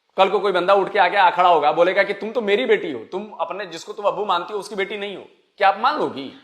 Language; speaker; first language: Hindi; native; Hindi